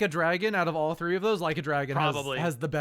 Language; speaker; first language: English; native; English